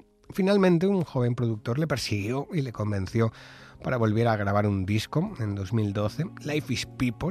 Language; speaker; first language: Spanish; native; Spanish